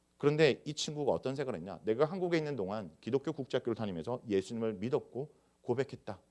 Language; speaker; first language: Korean; native; Korean